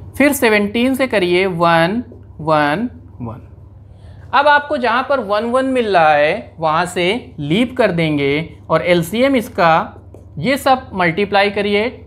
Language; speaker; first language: Hindi; native; Hindi